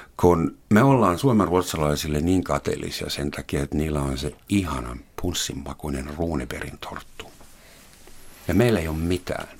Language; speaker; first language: Finnish; non-native, fluent; German